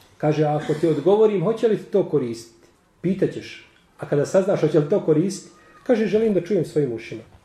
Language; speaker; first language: Bosnian; native; Bosnian